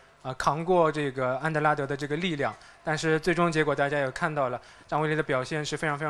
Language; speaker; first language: Chinese; native; Chinese